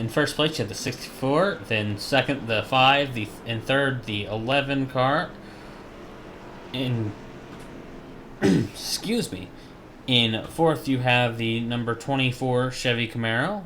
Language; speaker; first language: English; native; English